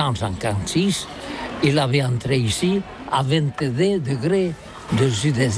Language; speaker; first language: French; non-native, learner; Catalan